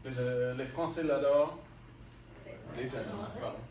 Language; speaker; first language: French; non-native, fluent; English